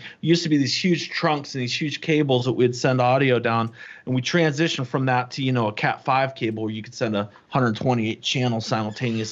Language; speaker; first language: English; native; English